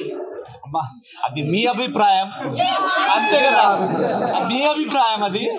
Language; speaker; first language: Telugu; non-native, local second language; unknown